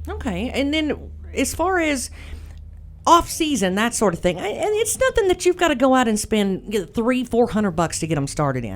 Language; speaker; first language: English; native; English